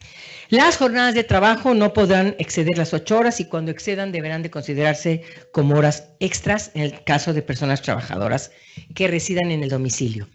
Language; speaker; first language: Spanish; native; Spanish